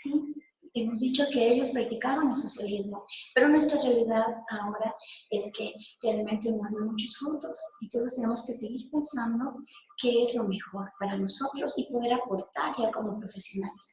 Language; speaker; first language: Spanish; native; Spanish